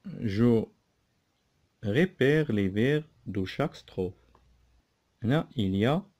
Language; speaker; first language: French; non-native, local second language; Arabic